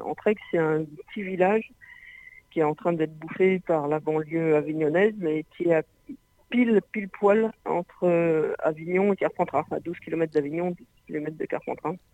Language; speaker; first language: French; native; French